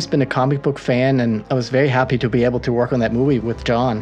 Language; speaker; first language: English; non-native, fluent; German